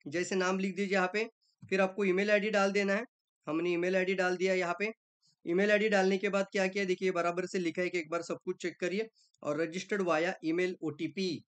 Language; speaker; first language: Hindi; non-native, local second language; Marathi